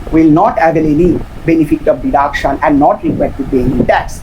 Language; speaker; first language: English; non-native, local second language; Bangla